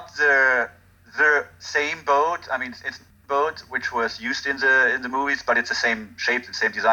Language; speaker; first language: English; non-native, fluent; German